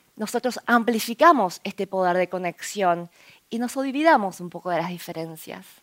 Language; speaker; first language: Spanish; early bilingual, other home language; Korean